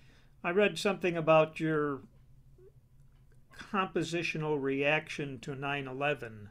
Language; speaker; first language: English; native; English